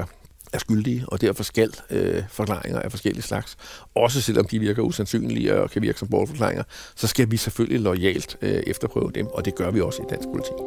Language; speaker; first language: Danish; native; Danish